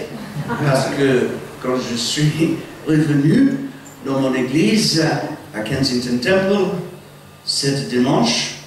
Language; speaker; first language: French; non-native, fluent; English